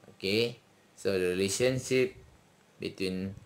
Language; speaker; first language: English; non-native, local second language; Malay